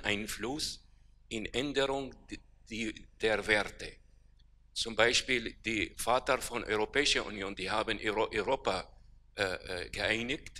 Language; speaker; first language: German; non-native, learner; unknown